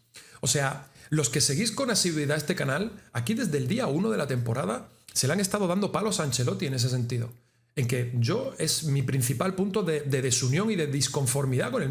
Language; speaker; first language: Spanish; native; Spanish